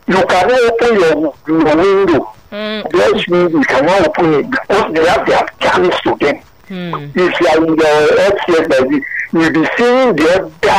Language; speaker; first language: English; non-native, local second language; Yoruba